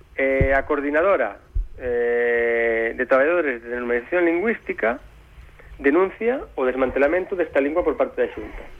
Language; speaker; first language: Galician; native; Galician